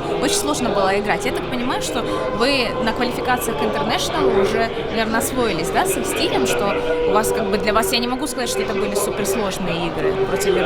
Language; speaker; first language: Russian; native; Russian